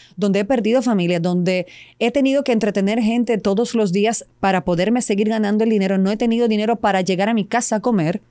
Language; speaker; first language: Spanish; non-native, fluent; Serbian